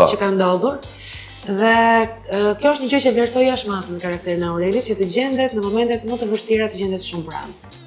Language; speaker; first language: Albanian; native; Albanian